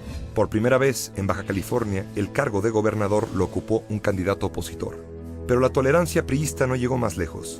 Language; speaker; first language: Spanish; native; Spanish